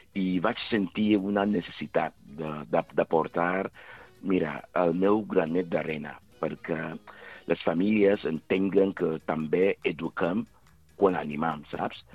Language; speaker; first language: Catalan; non-native, fluent; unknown